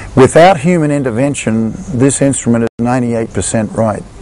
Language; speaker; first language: English; native; English